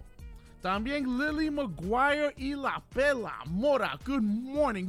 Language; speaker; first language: Spanish; early bilingual, heritage; Spanish